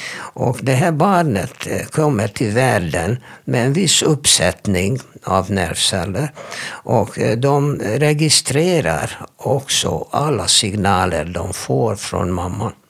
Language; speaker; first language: Swedish; non-native, fluent; Hungarian